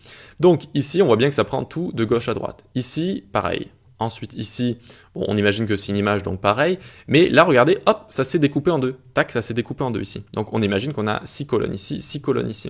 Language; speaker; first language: French; native; French